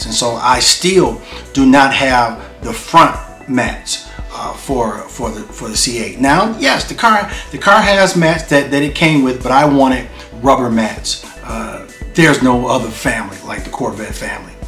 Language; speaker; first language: English; native; English